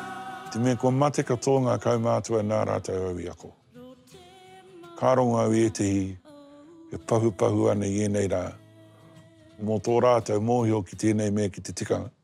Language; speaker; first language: Māori; non-native, local second language; English